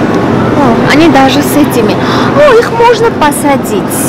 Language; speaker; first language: Russian; non-native, fluent; Armenian